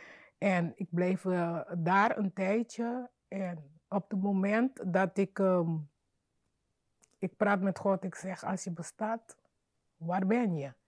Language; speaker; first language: Dutch; non-native, fluent; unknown